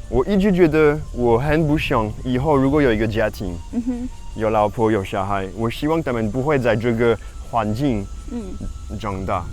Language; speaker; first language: Chinese; non-native, fluent; French